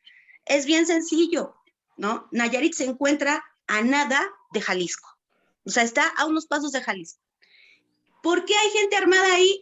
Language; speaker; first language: Spanish; native; Spanish